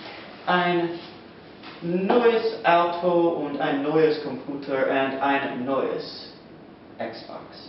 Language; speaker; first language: German; non-native, learner; English